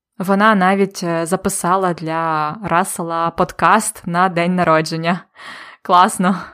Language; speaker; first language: Ukrainian; native; Ukrainian